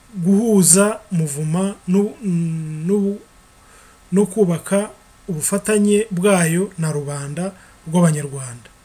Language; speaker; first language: Kinyarwanda; early bilingual, heritage; Kinyarwanda